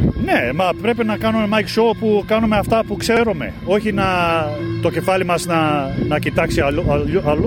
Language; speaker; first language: Greek; early bilingual, heritage; English